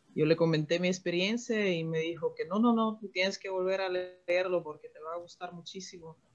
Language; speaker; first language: Spanish; non-native, fluent; Russian